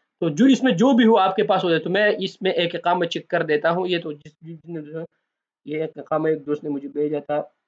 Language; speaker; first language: Urdu; non-native, local second language; Pashto